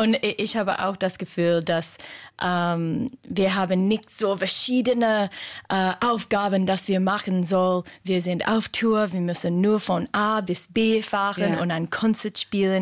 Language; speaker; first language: German; non-native, fluent; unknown